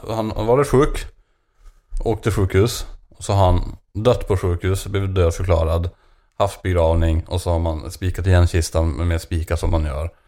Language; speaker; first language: Swedish; native; Swedish